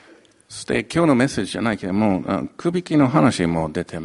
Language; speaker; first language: Japanese; non-native, fluent; English